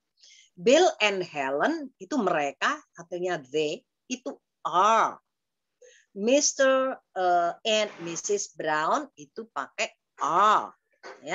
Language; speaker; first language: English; non-native, fluent; Indonesian